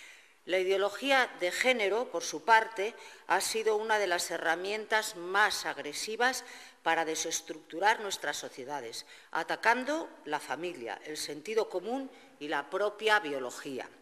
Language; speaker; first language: Spanish; native; Spanish